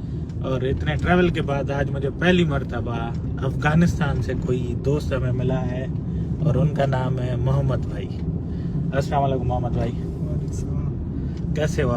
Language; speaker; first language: Hindi; non-native, local second language; Sindhi